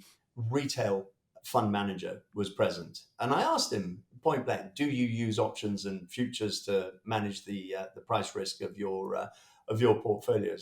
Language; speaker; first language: English; native; English